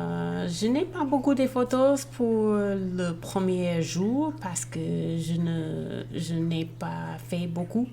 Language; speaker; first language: French; non-native, learner; English